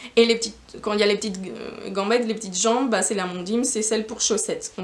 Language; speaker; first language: French; non-native, fluent; Spanish